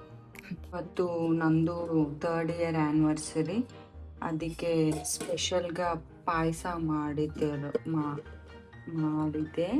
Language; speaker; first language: Kannada; non-native, learner; Telugu